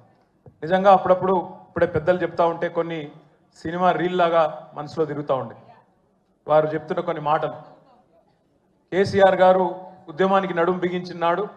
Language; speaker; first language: Telugu; native; Telugu